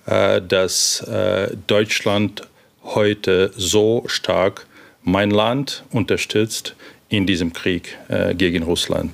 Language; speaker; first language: German; non-native, fluent; Ukrainian